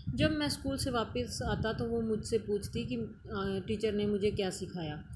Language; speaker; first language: Hindi; native; Hindi